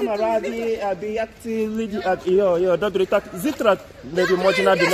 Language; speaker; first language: Czech; non-native, learner; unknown